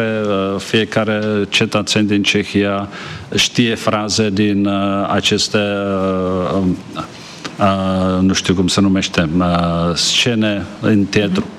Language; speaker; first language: Romanian; non-native, fluent; Czech